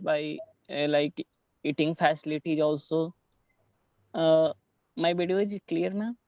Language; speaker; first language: English; non-native, learner; Hindi